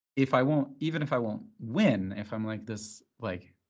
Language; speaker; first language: English; native; English